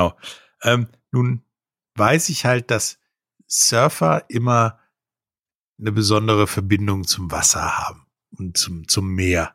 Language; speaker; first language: German; native; German